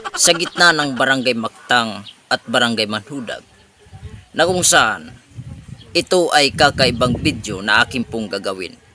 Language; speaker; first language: Filipino; non-native, local second language; Waray